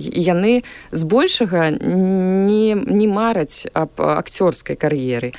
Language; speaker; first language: Belarusian; non-native, local second language; Russian